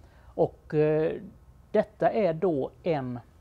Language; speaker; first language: Swedish; native; Swedish